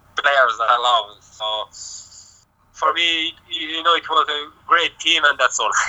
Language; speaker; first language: English; non-native, learner; French